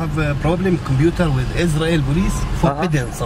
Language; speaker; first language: English; non-native, learner; Arabic